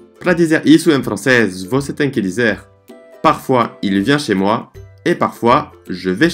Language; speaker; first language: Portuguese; non-native, fluent; French